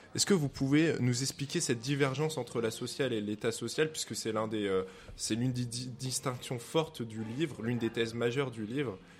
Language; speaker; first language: French; native; French